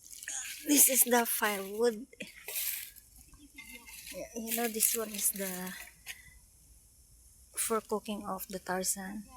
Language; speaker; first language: English; non-native, learner; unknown